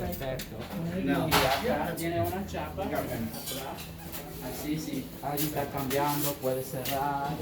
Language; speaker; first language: Spanish; early bilingual, heritage; Spanish